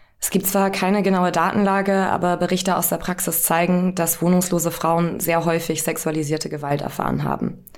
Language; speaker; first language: German; native; German